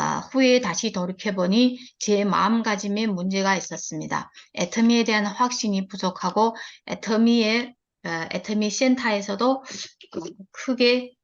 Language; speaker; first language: Korean; early bilingual, heritage; Korean